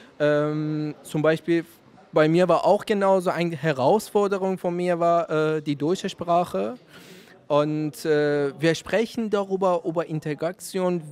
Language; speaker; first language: German; non-native, fluent; Persian